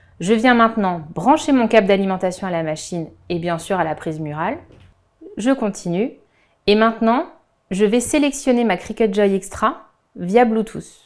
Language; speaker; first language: French; native; French